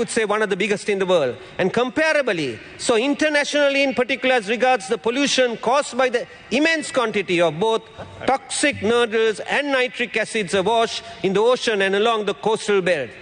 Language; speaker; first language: English; non-native, local second language; Sinhala